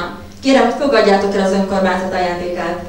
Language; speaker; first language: Hungarian; native; Hungarian